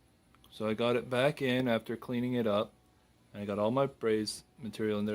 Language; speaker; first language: English; native; English